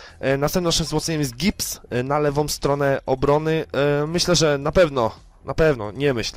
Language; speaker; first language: Polish; native; Polish